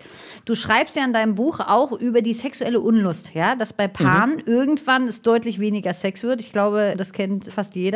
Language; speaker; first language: German; native; German